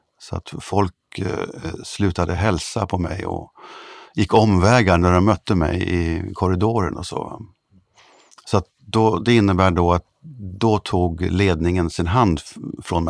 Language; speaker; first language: Swedish; native; Swedish